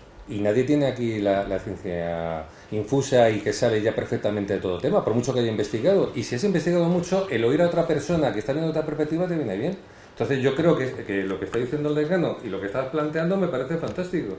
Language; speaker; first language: Spanish; native; Spanish